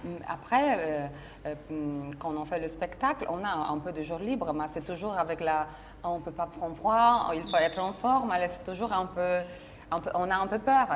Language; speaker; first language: French; non-native, fluent; Polish